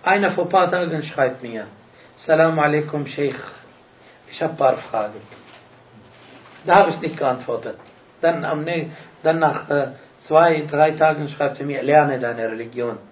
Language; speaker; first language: German; non-native, fluent; Arabic